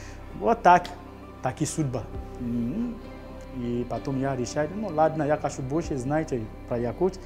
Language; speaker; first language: Russian; non-native, learner; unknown